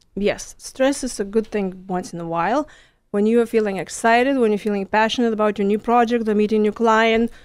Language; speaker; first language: English; non-native, fluent; Lithuanian